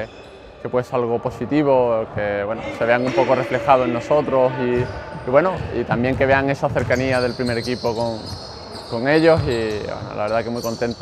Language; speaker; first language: Spanish; native; Spanish